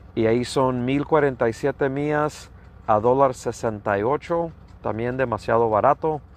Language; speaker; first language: Spanish; early bilingual, heritage; Spanish